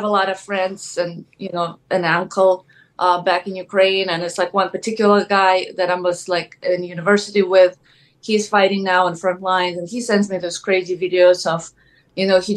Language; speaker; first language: English; non-native, fluent; Ukrainian